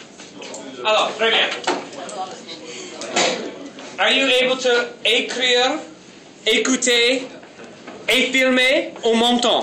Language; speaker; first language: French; non-native, local second language; English